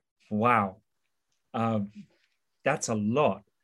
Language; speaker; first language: English; native; English